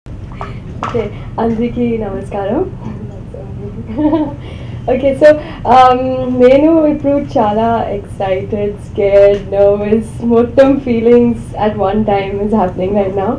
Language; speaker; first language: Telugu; non-native, learner; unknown